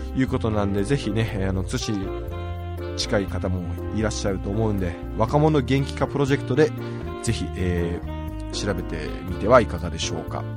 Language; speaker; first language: Japanese; native; Japanese